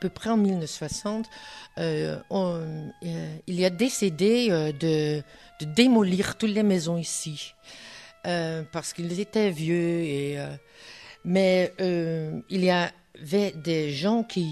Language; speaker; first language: French; non-native, learner; Dutch